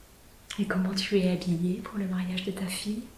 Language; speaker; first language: French; native; French